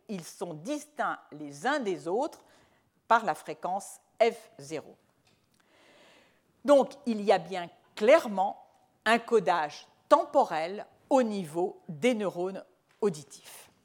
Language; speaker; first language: French; native; French